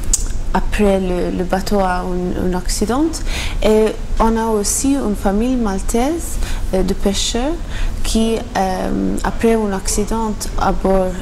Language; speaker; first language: French; non-native, learner; Maltese